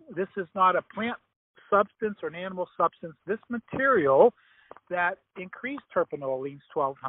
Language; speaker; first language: English; native; English